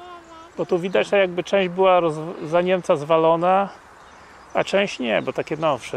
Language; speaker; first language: Polish; native; Polish